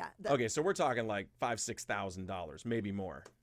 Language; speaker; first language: English; native; English